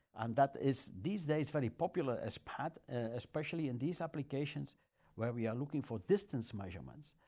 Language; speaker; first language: English; non-native, fluent; Dutch